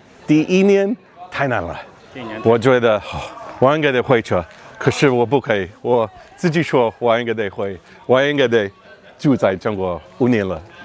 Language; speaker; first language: Chinese; non-native, learner; English